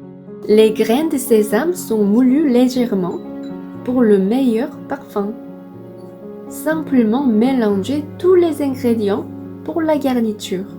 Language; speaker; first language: French; non-native, fluent; Korean